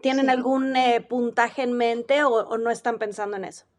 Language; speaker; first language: Spanish; native; Spanish